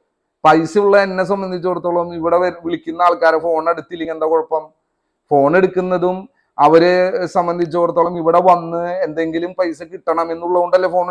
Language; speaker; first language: Malayalam; native; Malayalam